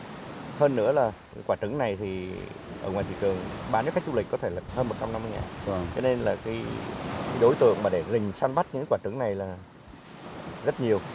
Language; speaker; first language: Vietnamese; native; Vietnamese